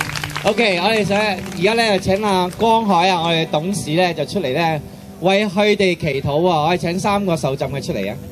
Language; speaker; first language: Cantonese; native; Cantonese